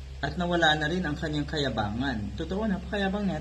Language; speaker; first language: Filipino; native; Filipino